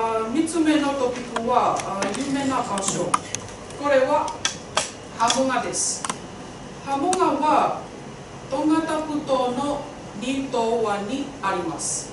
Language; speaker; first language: Japanese; non-native, learner; Tongan